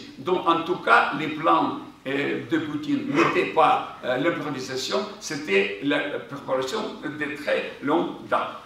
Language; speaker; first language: French; non-native, fluent; Ukrainian